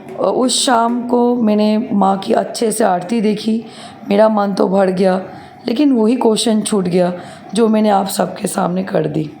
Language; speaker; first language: Hindi; non-native, local second language; Bangla